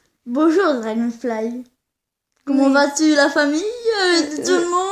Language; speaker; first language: French; native; French